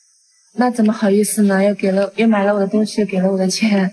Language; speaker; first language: Chinese; native; Chinese